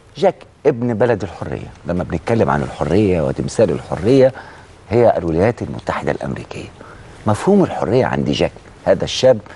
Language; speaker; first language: Arabic; native; Arabic